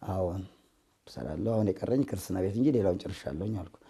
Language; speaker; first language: Amharic; native; Amharic